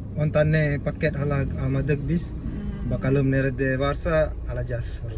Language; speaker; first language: Turkish; non-native, learner; Indonesian